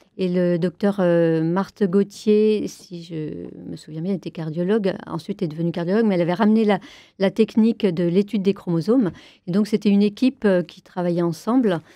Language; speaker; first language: French; native; French